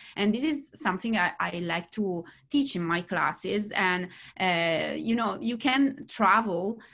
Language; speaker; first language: English; non-native, fluent; Italian